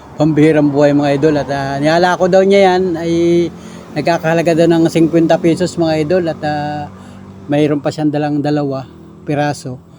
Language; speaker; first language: Filipino; native; Filipino